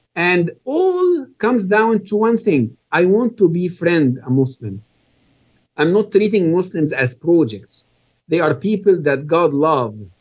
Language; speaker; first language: English; non-native, fluent; Arabic